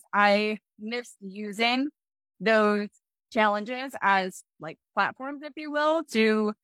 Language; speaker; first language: English; native; English